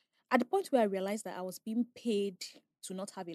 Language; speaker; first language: English; non-native, local second language; Igbo